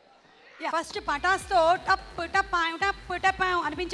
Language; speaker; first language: Telugu; native; Telugu